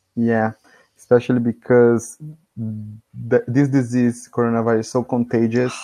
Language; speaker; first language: English; non-native, fluent; Portuguese